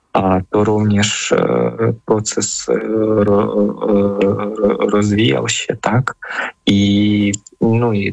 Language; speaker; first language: Polish; non-native, fluent; Ukrainian